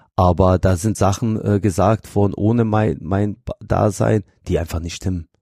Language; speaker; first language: German; non-native, fluent; Bosnian